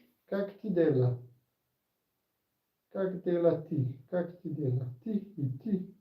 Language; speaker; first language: Russian; non-native, learner; Slovenian